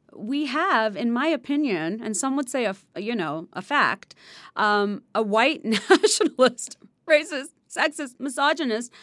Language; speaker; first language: English; non-native, local second language; Bangla